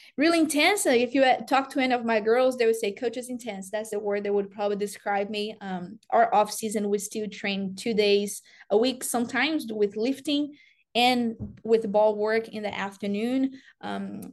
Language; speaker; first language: English; non-native, fluent; Portuguese